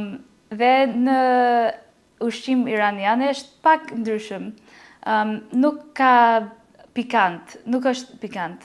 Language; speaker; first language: Albanian; non-native, learner; English